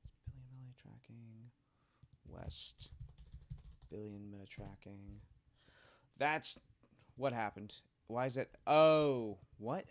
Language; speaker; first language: English; native; English